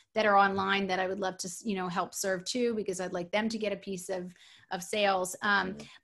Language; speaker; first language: English; native; English